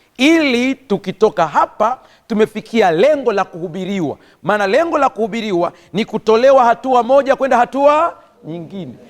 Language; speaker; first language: Swahili; native; Swahili